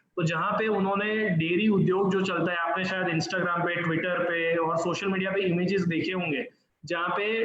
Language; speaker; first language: Hindi; non-native, local second language; Gujarati